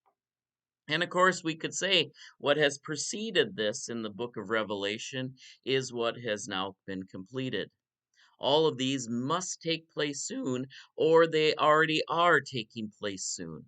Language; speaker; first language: English; native; English